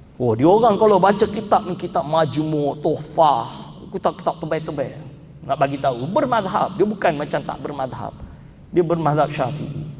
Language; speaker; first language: Malay; native; Malay